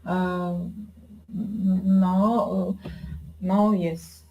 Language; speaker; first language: English; non-native, learner; Russian